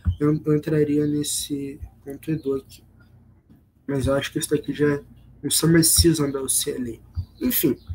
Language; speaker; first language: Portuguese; native; Portuguese